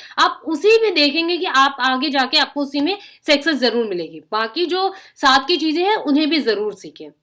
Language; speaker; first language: Hindi; native; Hindi